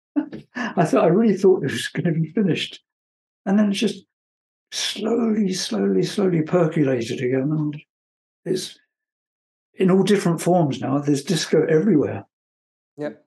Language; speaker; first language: English; native; English